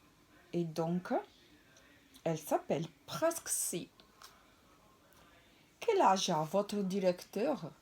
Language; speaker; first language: French; non-native, fluent; Italian